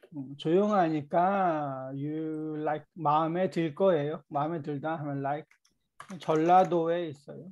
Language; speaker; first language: Korean; native; Korean